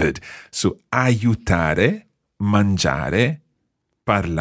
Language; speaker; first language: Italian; non-native, fluent; English